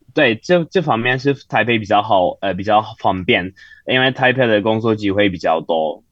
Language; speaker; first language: Chinese; non-native, fluent; Turkish